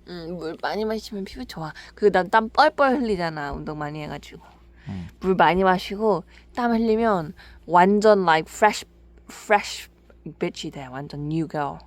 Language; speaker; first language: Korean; early bilingual, heritage; English